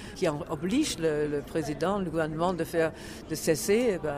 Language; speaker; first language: French; non-native, fluent; German